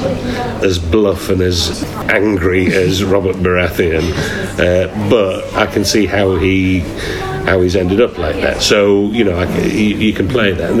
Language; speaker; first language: English; native; English